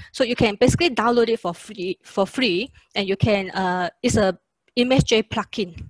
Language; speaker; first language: English; non-native, local second language; Chinese